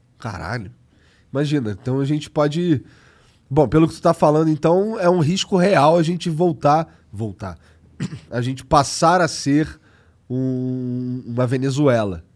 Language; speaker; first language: Portuguese; native; Portuguese